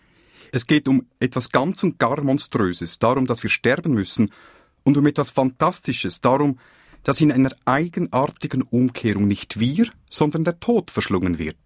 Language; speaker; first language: German; native; German